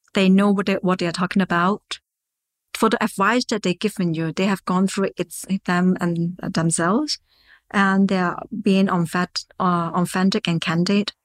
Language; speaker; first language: English; non-native, local second language; Cantonese